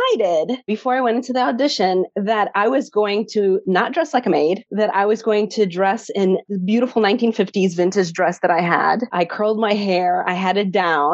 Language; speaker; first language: English; early bilingual, other home language; Polish